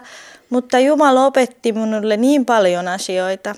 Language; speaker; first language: Finnish; non-native, fluent; Turkish